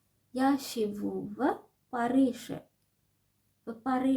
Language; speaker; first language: Russian; non-native, fluent; Sinhala